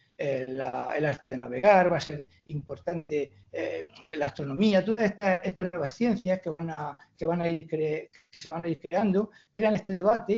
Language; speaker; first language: Spanish; native; Spanish